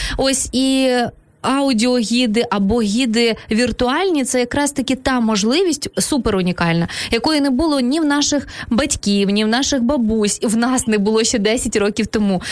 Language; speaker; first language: Ukrainian; native; Ukrainian